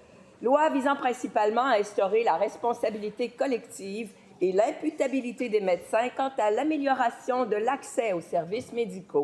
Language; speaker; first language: French; native; French